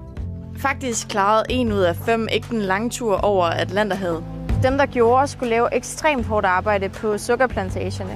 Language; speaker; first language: Danish; native; Danish